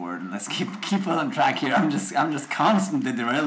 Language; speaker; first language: English; non-native, fluent; Norwegian